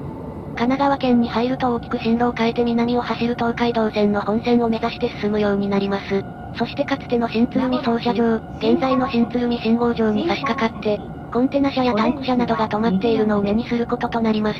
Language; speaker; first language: Japanese; native; Japanese